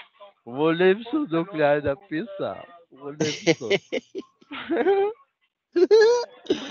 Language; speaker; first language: German; non-native, learner; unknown